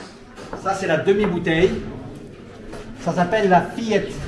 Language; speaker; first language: French; native; French